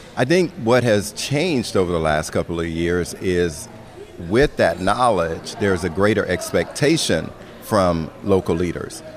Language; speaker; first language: English; native; English